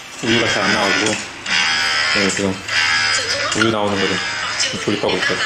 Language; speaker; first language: Korean; native; Korean